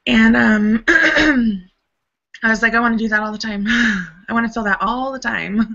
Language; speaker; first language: English; native; English